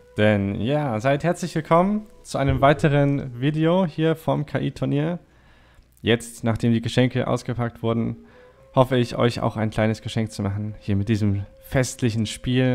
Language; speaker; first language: German; native; German